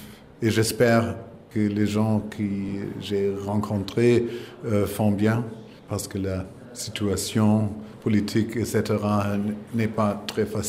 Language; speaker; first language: French; non-native, fluent; German